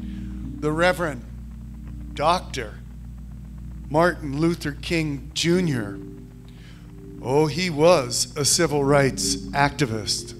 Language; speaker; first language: English; native; English